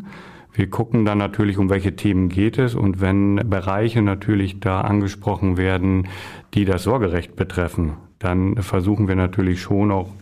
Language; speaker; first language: German; native; German